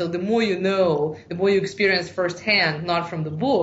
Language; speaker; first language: English; non-native, fluent; Ukrainian